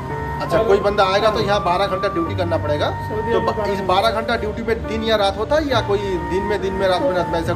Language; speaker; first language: Hindi; non-native, local second language; Bangla